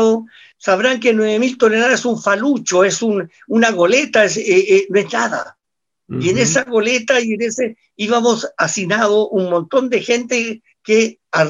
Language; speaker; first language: Spanish; early bilingual, other home language; Italian